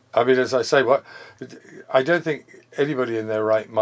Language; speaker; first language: English; native; English